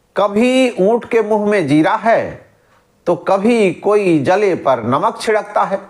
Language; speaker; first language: Hindi; native; Hindi